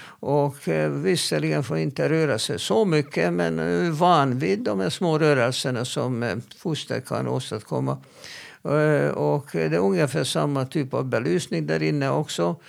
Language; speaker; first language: Swedish; non-native, fluent; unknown